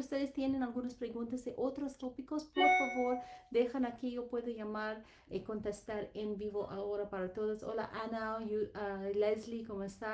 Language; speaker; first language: Spanish; non-native, learner; English